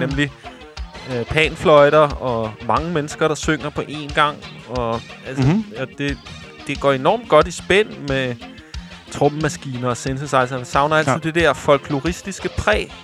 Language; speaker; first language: Danish; native; Danish